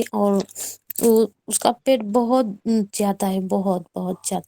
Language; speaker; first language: Hindi; non-native, local second language; Odia